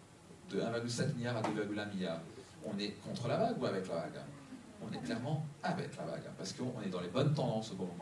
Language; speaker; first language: French; native; French